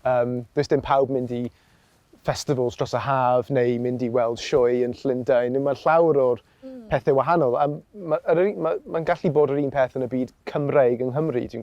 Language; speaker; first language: Welsh; non-native, local second language; English